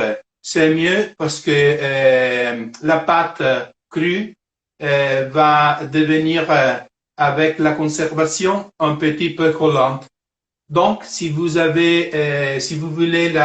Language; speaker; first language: French; non-native, fluent; Italian